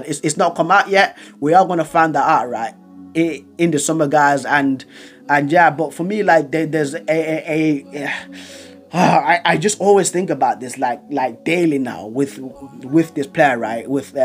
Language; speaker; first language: English; native; English